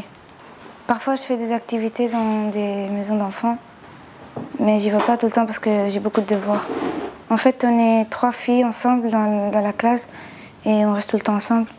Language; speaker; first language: French; early bilingual, other home language; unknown